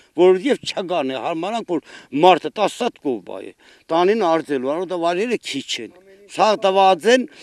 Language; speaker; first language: Armenian; native; Armenian